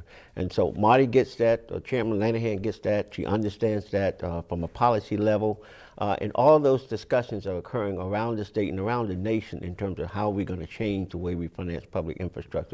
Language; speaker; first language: English; native; English